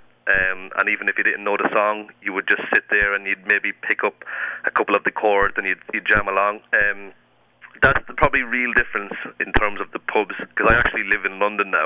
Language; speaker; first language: English; native; English